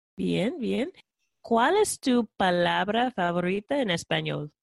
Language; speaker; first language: Spanish; non-native, fluent; English